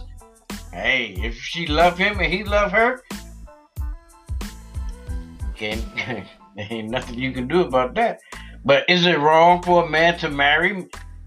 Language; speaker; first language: English; native; English